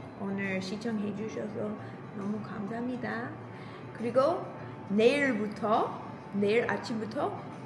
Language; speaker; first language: Korean; non-native, learner; English